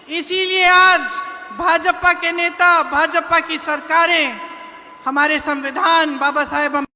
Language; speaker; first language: Hindi; native; Hindi